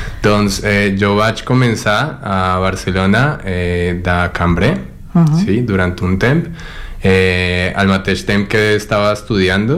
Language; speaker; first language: Catalan; non-native, learner; Spanish